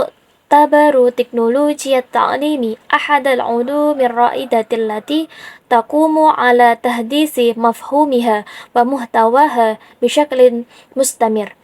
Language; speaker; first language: Arabic; non-native, learner; Indonesian